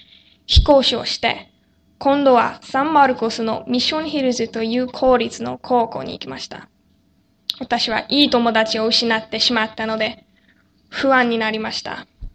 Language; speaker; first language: Japanese; non-native, learner; English